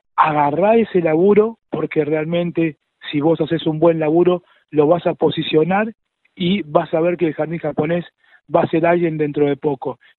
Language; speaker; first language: Spanish; native; Spanish